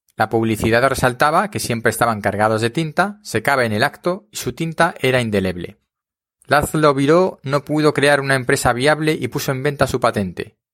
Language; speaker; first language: Spanish; native; Spanish